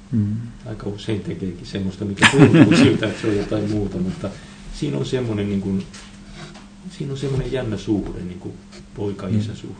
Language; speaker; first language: Finnish; native; Finnish